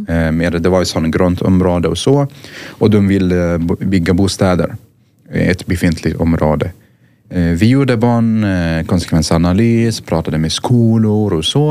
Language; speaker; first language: Swedish; non-native, fluent; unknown